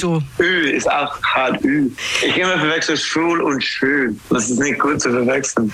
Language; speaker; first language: German; non-native, learner; English